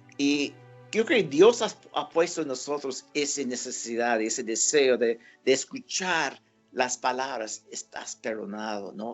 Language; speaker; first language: Spanish; non-native, fluent; English